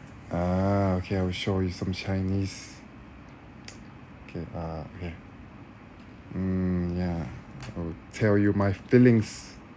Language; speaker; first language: English; non-native, learner; Thai